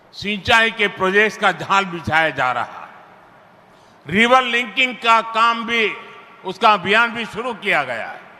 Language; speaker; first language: Hindi; non-native, local second language; Gujarati